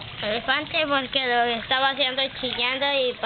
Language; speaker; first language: Spanish; native; Spanish